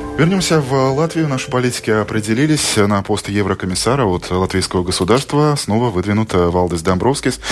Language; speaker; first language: Russian; native; Russian